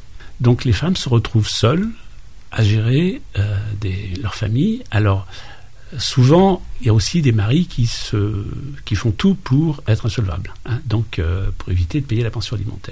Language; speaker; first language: French; native; French